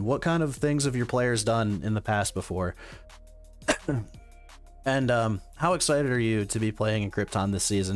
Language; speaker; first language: English; native; English